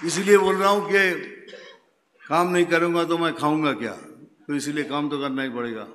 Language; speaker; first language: Hindi; non-native, local second language; Bangla